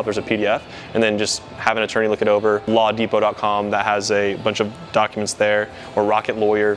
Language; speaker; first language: English; native; English